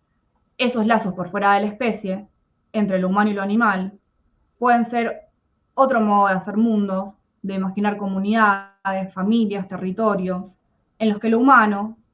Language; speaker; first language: Spanish; native; Spanish